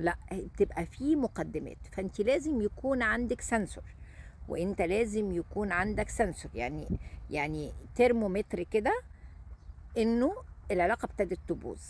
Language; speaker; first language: Arabic; native; Arabic